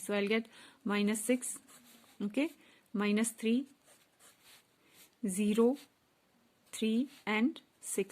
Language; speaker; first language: English; non-native, local second language; Hindi